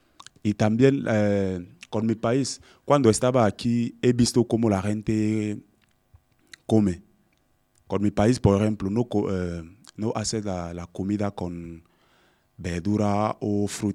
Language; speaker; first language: Spanish; non-native, learner; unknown